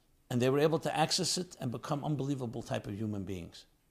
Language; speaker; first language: English; native; English